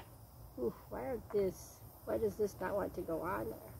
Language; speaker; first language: English; native; English